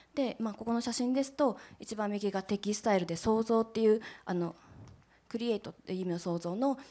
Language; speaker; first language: Japanese; native; Japanese